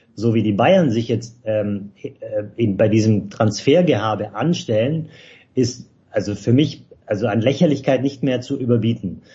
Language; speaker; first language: German; native; German